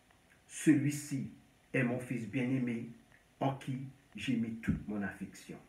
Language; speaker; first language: French; non-native, local second language; Haitian Creole